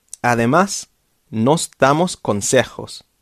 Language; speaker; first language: Spanish; non-native, fluent; English